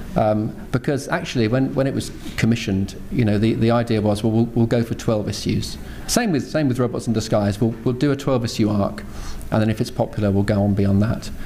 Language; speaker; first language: English; native; English